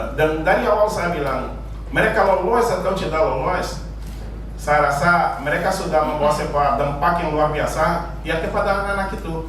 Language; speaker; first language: Indonesian; non-native, fluent; Portuguese